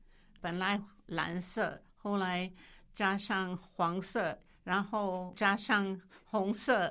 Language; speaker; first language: Chinese; non-native, fluent; English